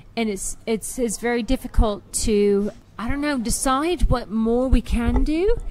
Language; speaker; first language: English; native; English